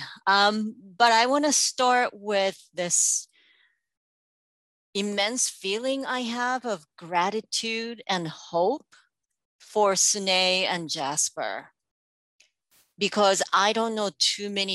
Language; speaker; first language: English; non-native, fluent; Japanese